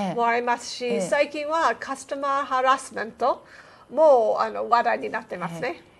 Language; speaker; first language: Japanese; non-native, fluent; English